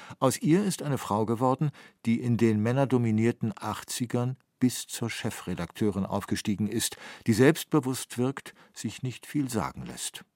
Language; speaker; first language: German; native; German